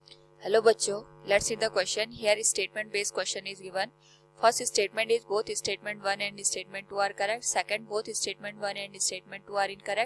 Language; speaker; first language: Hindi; native; Hindi